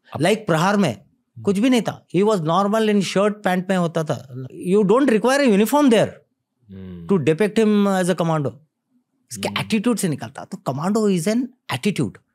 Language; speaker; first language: Hindi; native; Hindi